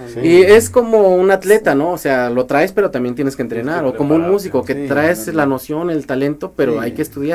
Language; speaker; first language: Spanish; native; Spanish